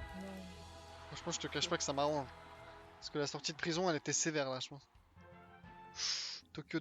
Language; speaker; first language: French; native; French